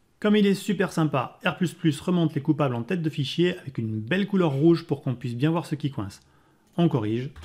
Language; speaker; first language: French; native; French